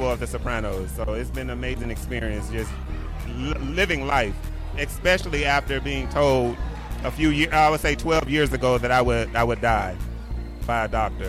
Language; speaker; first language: English; native; English